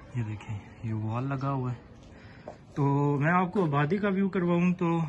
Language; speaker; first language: Urdu; non-native, local second language; Punjabi